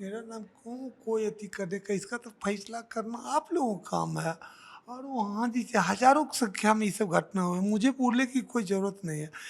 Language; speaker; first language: Hindi; native; Hindi